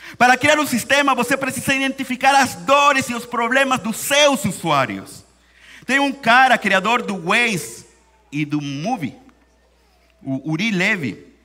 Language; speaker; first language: Portuguese; non-native, fluent; Spanish